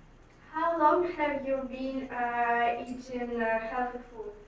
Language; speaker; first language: English; non-native, learner; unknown